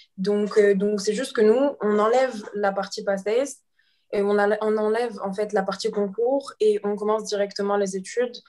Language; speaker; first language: French; non-native, local second language; Arabic